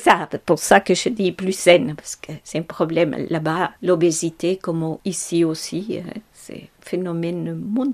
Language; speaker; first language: French; non-native, fluent; Spanish